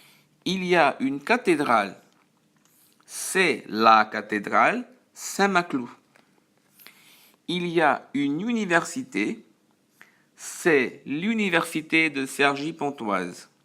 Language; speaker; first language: French; non-native, fluent; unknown